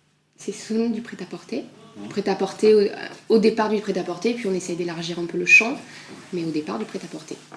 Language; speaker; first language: French; native; French